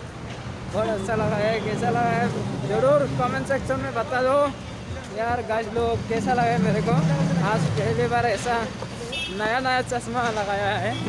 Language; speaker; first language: Hindi; non-native, local second language; Assamese